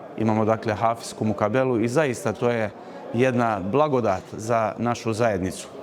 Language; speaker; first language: Bosnian; non-native, fluent; Albanian